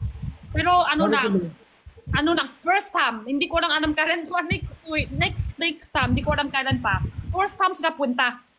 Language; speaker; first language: Filipino; non-native, learner; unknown